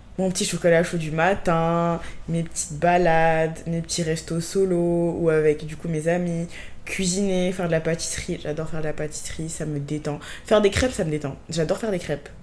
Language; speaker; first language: French; native; French